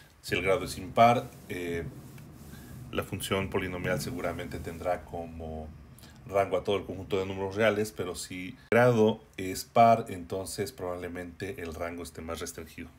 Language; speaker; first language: Spanish; native; Spanish